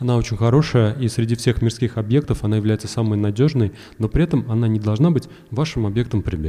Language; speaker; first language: Russian; native; Russian